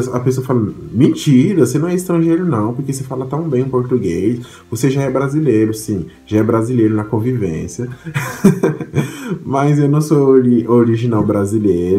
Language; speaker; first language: Portuguese; non-native, fluent; Haitian Creole